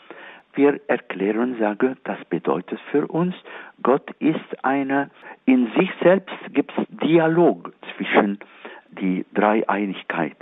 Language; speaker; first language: German; non-native, fluent; Arabic